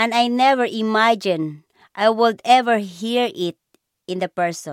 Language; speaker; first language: English; non-native, local second language; Cebuano